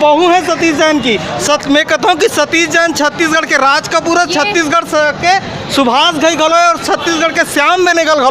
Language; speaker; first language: Hindi; non-native, local second language; Chhattisgarhi